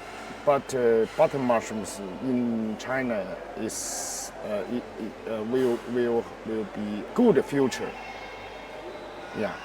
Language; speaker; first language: English; non-native, learner; Chinese